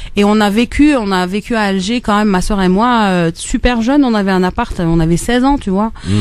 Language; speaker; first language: French; non-native, local second language; Arabic